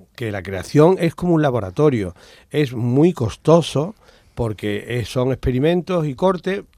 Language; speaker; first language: Spanish; native; Spanish